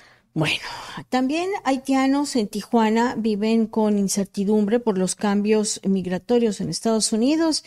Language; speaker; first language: Spanish; native; Spanish